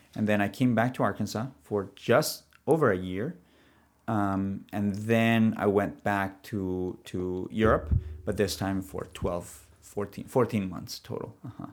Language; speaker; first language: English; early bilingual, other home language; Spanish